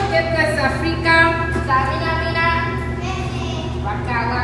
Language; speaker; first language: Spanish; non-native, learner; Haitian Creole